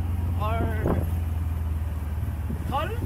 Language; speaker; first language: English; non-native, local second language; Cebuano